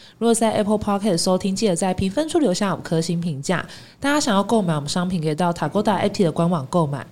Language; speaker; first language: Chinese; native; Chinese